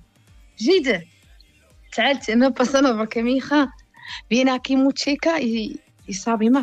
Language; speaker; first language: Spanish; non-native, learner; Arabic